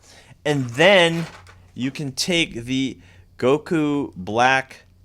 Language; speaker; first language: English; native; English